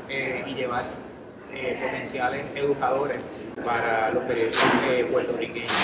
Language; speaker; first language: Spanish; native; Spanish